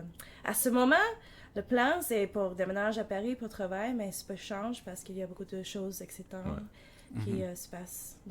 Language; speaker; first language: French; non-native, learner; English